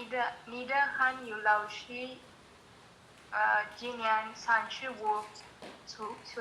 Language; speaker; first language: Chinese; non-native, learner; Amharic